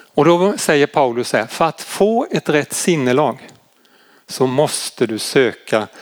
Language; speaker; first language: Swedish; native; Swedish